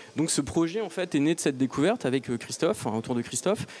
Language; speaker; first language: French; native; French